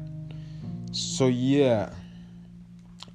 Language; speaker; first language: English; non-native, local second language; Kinyarwanda